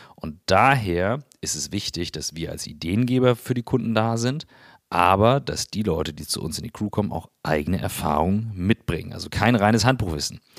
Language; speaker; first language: German; native; German